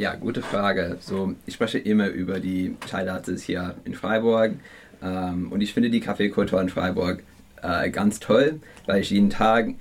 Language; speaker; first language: German; non-native, learner; English